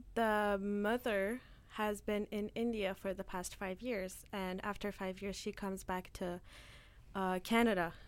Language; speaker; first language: English; non-native, fluent; Turkish